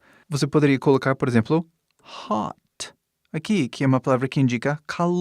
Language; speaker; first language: Portuguese; non-native, fluent; English